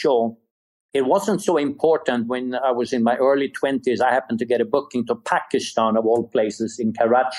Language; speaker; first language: English; non-native, fluent; Swedish